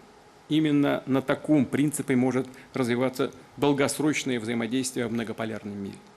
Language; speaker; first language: Russian; native; Russian